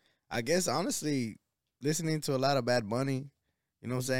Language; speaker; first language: English; early bilingual, other home language; Spanish